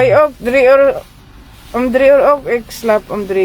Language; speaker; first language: Dutch; non-native, learner; Filipino